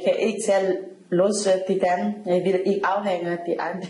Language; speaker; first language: Danish; non-native, learner; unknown